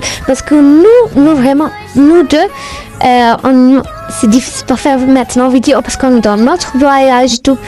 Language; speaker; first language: French; non-native, learner; Arabic